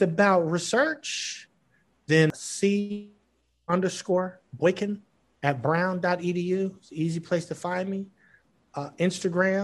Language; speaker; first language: English; native; English